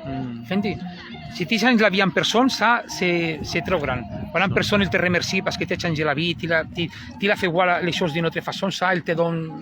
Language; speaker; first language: French; non-native, learner; Spanish